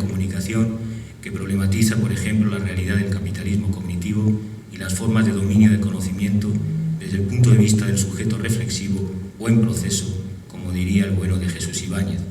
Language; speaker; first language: Spanish; native; Spanish